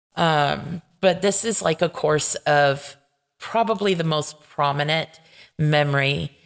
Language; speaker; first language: English; native; English